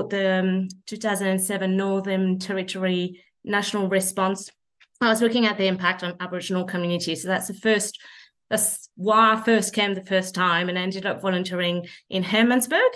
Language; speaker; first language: English; non-native, fluent; French